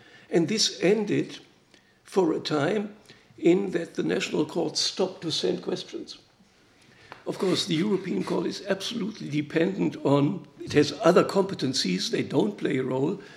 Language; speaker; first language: English; non-native, fluent; German